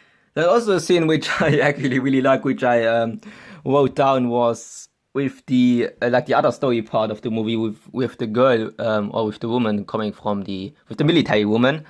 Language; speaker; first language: English; non-native, fluent; German